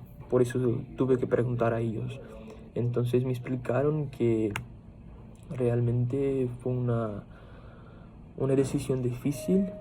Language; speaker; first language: Spanish; non-native, fluent; Portuguese